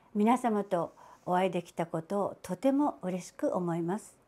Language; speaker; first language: Japanese; native; Japanese